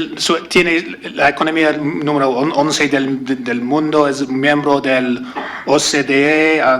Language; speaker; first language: Spanish; non-native, learner; English